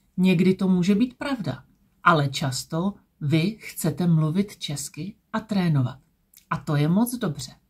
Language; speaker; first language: Czech; native; Czech